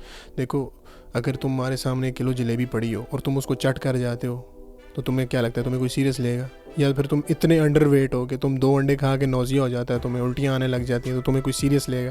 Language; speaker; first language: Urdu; non-native, local second language; Punjabi